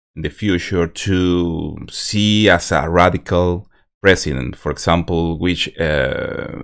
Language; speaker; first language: English; non-native, learner; Spanish